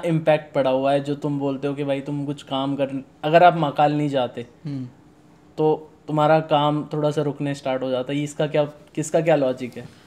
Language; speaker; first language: Hindi; native; Hindi